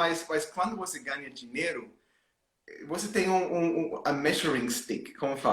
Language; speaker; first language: Portuguese; non-native, learner; German